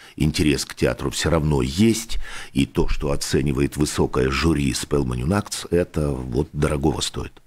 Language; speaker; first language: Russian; native; Russian